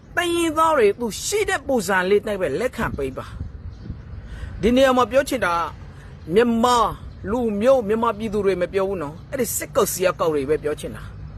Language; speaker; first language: Burmese; native; Burmese